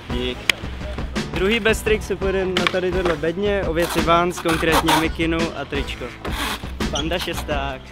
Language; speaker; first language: Czech; native; Czech